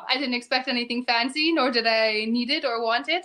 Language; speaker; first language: English; native; English